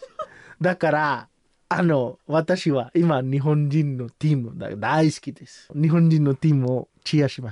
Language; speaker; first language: Japanese; non-native, learner; Samoan